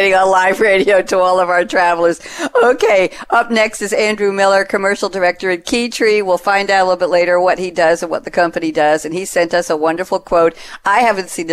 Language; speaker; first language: English; native; English